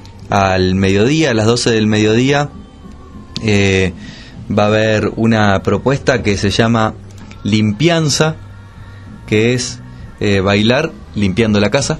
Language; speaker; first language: Spanish; native; Spanish